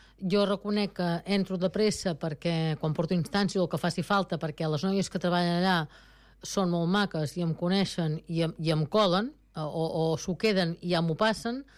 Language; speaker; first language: Catalan; native; Catalan